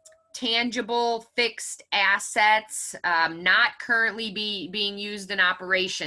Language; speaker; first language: English; native; English